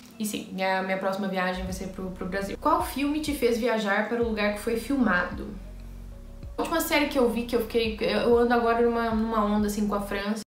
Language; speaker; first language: Portuguese; native; Portuguese